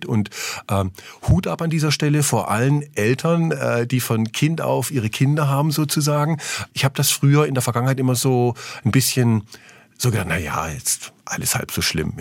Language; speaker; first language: German; native; German